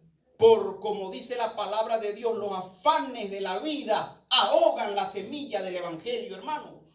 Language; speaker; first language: Spanish; native; Spanish